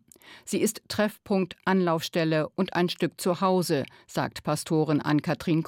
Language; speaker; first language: German; native; German